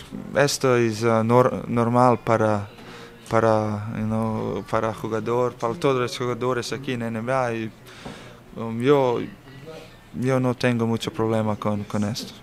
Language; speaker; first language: Spanish; non-native, fluent; Slovenian